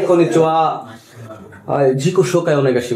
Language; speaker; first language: Japanese; non-native, fluent; Bangla